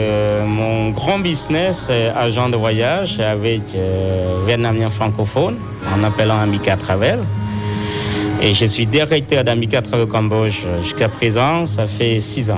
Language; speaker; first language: French; non-native, fluent; Khmer